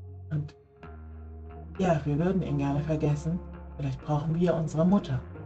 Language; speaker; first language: German; native; German